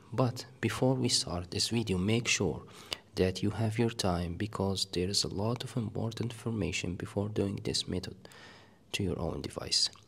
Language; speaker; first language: English; non-native, fluent; Arabic